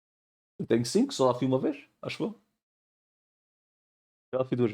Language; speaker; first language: Portuguese; native; Portuguese